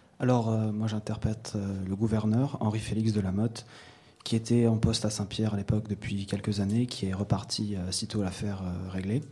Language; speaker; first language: French; native; French